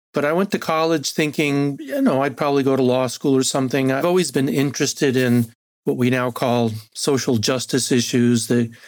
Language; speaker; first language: English; non-native, fluent; Spanish